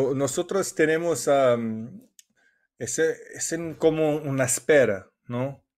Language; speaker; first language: Spanish; non-native, learner; Portuguese